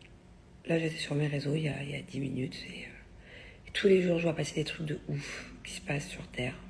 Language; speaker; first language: French; native; French